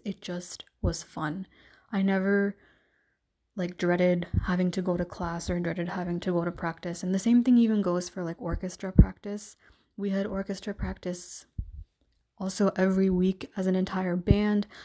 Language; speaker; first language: English; native; English